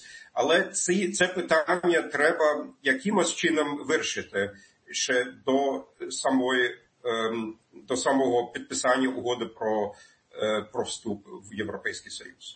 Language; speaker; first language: Ukrainian; non-native, fluent; German